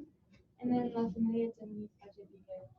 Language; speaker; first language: Spanish; non-native, learner; English